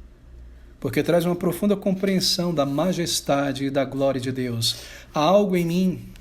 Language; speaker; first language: Portuguese; native; Portuguese